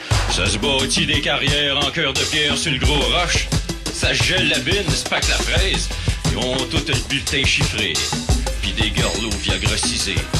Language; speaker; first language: French; native; French